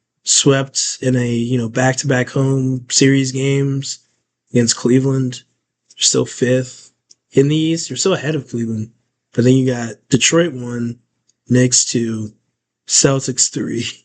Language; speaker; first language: English; native; English